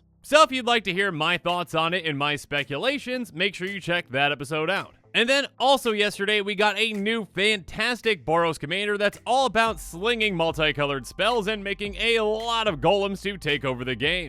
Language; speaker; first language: English; native; English